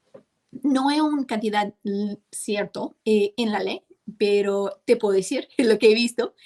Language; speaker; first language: Spanish; non-native, fluent; English